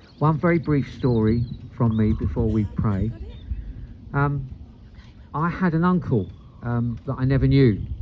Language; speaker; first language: English; native; English